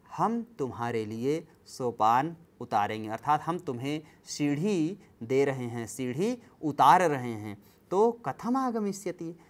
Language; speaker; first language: Hindi; native; Hindi